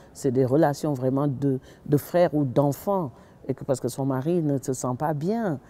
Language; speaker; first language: French; non-native, local second language; Wolof